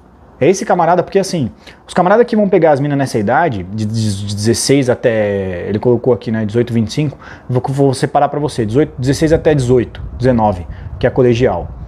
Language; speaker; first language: Portuguese; native; Portuguese